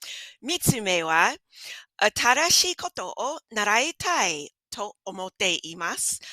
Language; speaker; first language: Japanese; non-native, fluent; English